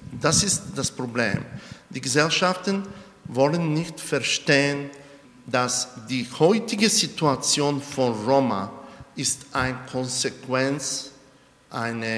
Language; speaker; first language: German; non-native, fluent; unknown